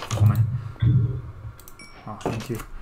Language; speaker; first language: English; native; English